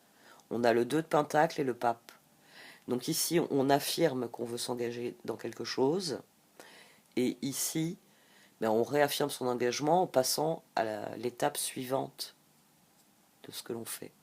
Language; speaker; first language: French; native; French